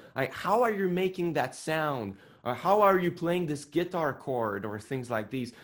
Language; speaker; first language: English; non-native, fluent; French